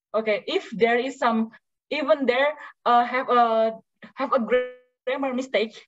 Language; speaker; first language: English; non-native, learner; Indonesian